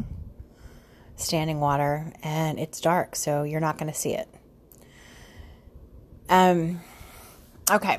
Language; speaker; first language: English; native; English